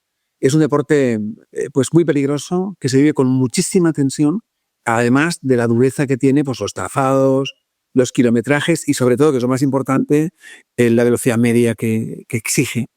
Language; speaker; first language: Spanish; native; Spanish